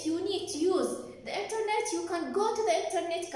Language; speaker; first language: English; non-native, fluent; Arabic